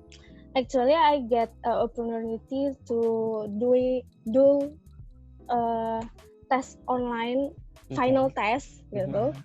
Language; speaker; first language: English; non-native, learner; Indonesian